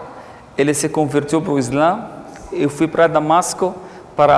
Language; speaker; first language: Portuguese; non-native, fluent; Arabic